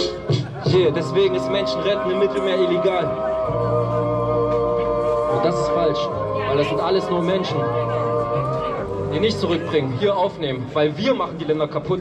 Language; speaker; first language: German; native; German